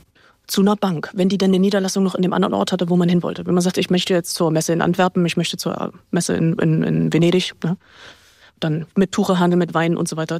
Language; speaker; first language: German; native; German